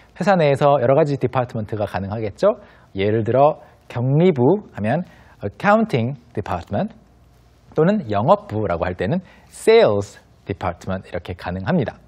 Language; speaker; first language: Korean; native; Korean